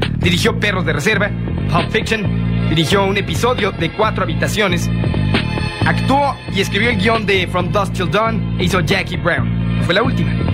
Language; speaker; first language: Spanish; native; Spanish